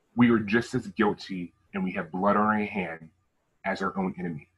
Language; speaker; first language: English; native; English